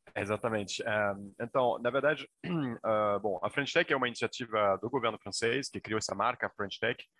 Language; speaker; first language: Portuguese; non-native, fluent; French